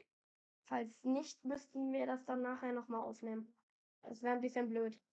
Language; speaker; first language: German; native; German